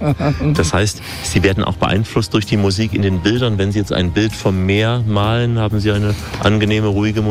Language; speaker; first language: German; native; German